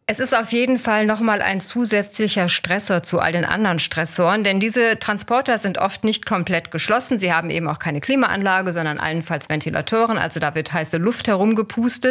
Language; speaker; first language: German; native; German